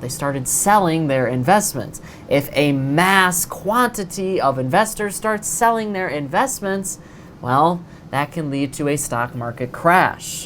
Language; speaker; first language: English; native; English